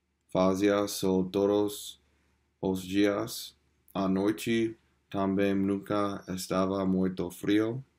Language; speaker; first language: Portuguese; non-native, learner; English